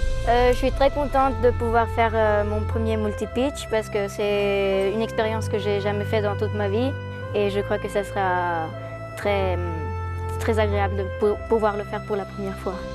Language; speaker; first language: French; early bilingual, heritage; French